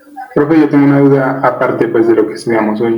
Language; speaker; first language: Spanish; native; Spanish